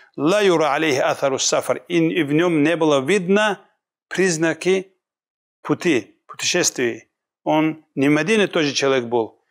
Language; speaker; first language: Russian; non-native, local second language; Kumyk